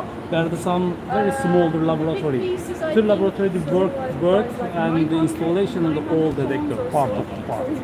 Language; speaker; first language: English; non-native, fluent; Turkish